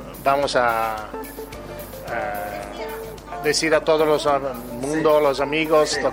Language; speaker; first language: Portuguese; non-native, learner; Italian